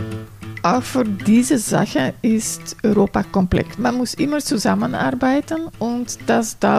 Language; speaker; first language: German; non-native, fluent; Dutch